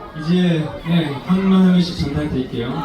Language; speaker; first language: Korean; non-native, fluent; Chinese